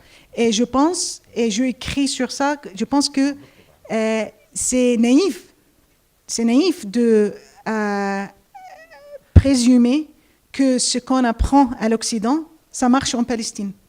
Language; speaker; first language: French; non-native, fluent; Arabic